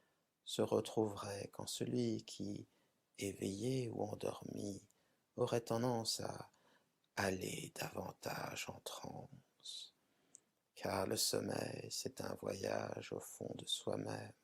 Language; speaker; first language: French; native; French